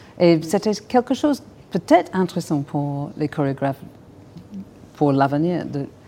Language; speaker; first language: French; non-native, fluent; English